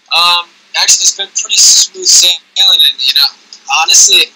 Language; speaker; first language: English; native; English